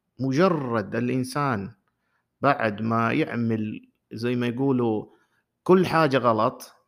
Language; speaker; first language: Arabic; native; Arabic